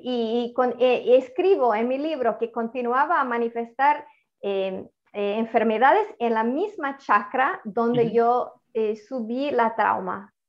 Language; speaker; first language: Spanish; non-native, fluent; Italian